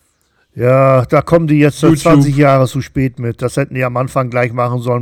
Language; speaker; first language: German; native; German